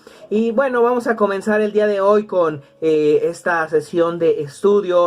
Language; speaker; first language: Spanish; native; Spanish